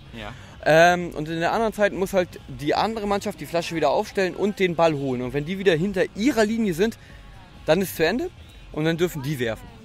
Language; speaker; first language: German; native; German